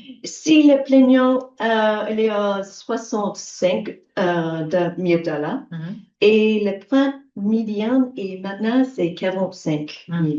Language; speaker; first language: French; non-native, learner; English